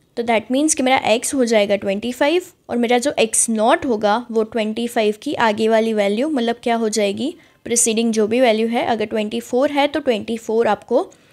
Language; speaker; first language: Hindi; native; Hindi